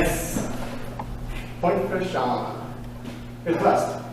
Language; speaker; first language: English; native; English